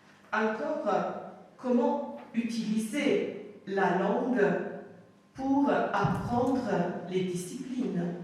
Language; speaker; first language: French; non-native, fluent; Italian